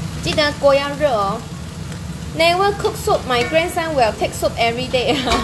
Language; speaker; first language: English; non-native, local second language; Chinese